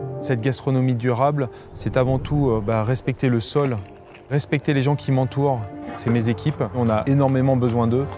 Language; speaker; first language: French; native; French